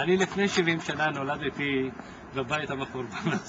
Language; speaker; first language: Hebrew; non-native, fluent; Ladino